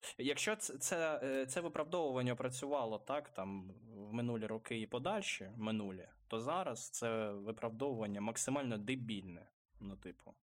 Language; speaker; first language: Ukrainian; non-native, local second language; Russian